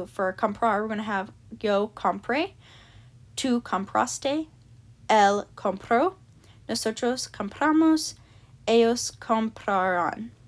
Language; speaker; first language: Spanish; non-native, learner; English